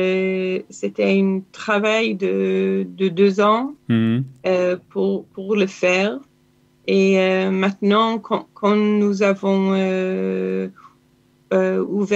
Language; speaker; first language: French; non-native, learner; Hebrew